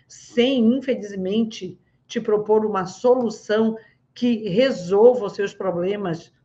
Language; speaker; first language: Portuguese; native; Portuguese